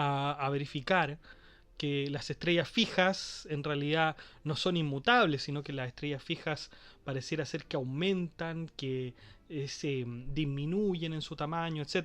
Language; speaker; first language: Spanish; native; Spanish